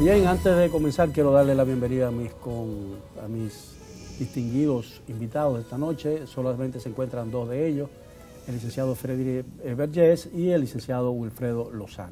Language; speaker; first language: Spanish; native; Spanish